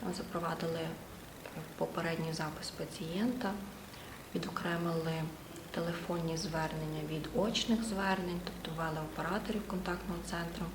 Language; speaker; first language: Ukrainian; native; Ukrainian